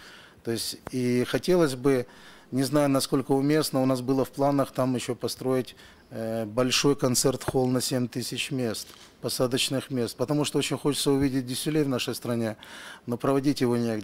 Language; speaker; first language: Russian; native; Russian